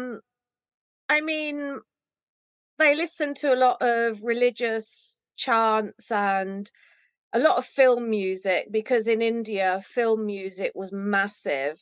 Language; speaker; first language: English; native; English